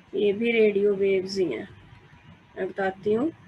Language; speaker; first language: Hindi; non-native, local second language; Punjabi